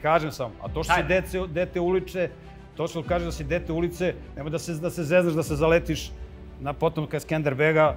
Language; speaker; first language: Serbian; native; Serbian